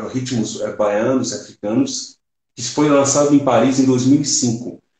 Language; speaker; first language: Portuguese; early bilingual, other home language; Swahili